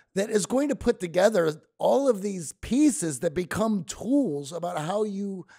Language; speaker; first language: English; native; English